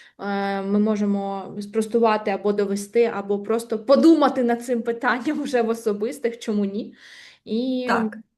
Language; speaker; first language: Ukrainian; native; Ukrainian